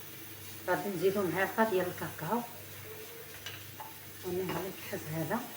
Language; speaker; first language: Arabic; native; Arabic